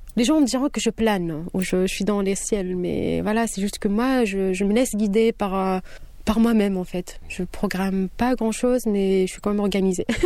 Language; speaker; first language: French; early bilingual, other home language; Kabyle